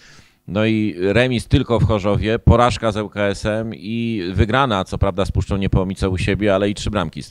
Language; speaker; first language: Polish; native; Polish